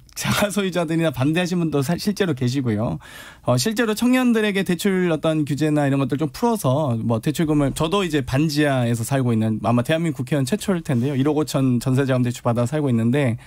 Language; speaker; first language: Korean; native; Korean